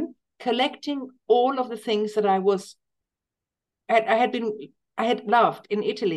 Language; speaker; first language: English; native; English